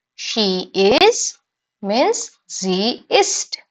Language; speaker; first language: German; non-native, fluent; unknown